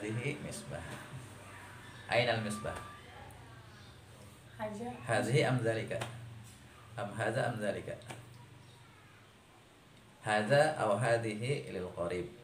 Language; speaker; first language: Arabic; non-native, fluent; Indonesian